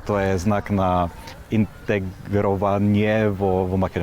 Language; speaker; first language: Macedonian; non-native, fluent; Czech